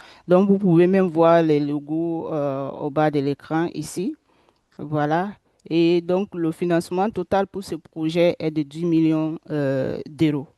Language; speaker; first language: French; non-native, local second language; Susu